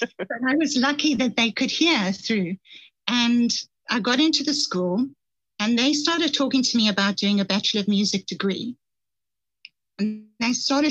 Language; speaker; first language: English; native; English